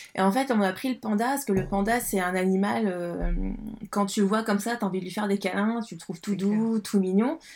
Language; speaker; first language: French; native; French